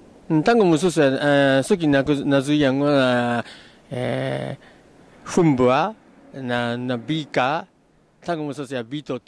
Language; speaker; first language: Lingala; non-native, fluent; Japanese